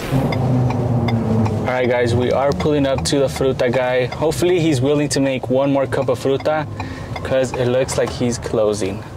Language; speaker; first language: English; early bilingual, other home language; Spanish